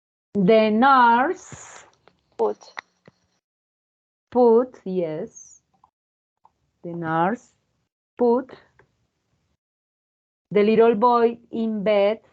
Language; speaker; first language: English; non-native, learner; Spanish